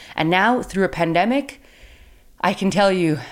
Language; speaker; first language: English; native; English